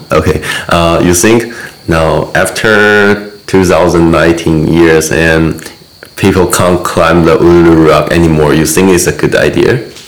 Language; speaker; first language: English; non-native, learner; Chinese